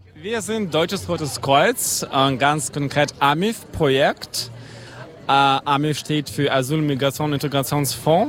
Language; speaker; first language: German; non-native, fluent; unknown